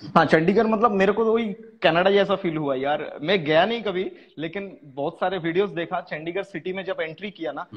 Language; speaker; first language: Hindi; non-native, local second language; Bangla